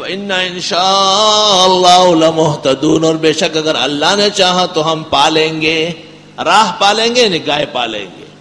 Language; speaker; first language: Urdu; non-native, local second language; Pashto